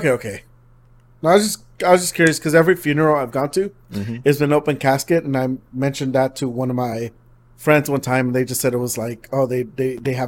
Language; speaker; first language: English; native; English